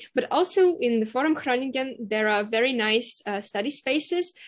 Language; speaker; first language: English; non-native, fluent; Russian